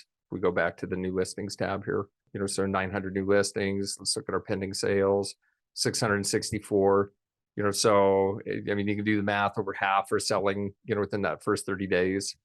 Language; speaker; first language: English; native; English